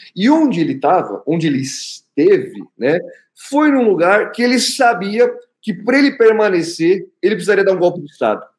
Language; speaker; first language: Portuguese; native; Portuguese